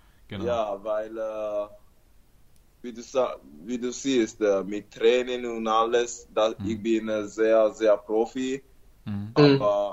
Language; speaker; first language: German; non-native, learner; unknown